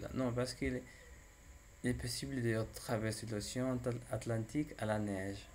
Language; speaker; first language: French; non-native, learner; English